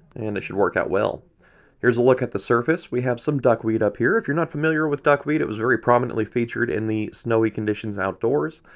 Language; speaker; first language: English; native; English